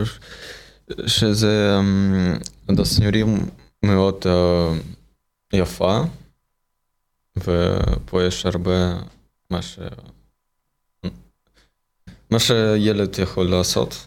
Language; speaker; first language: Hebrew; non-native, learner; Russian